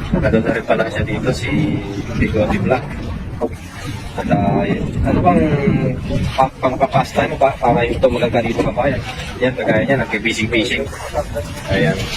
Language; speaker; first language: Filipino; non-native, local second language; Pampanga